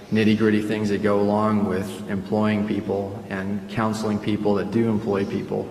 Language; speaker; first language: English; early bilingual, other home language; Spanish